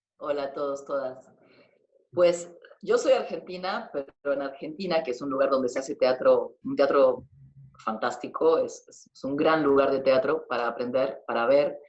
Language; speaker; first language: Spanish; native; Spanish